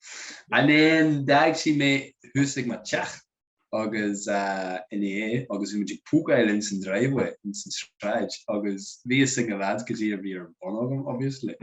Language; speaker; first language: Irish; non-native, local second language; English